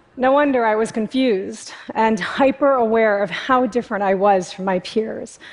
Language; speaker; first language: English; native; English